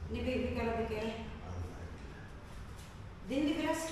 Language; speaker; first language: Turkish; non-native, learner; Filipino